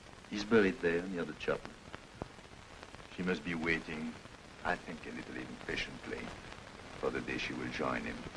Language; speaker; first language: English; non-native, fluent; French